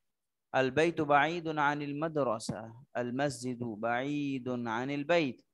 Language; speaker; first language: Arabic; non-native, fluent; Urdu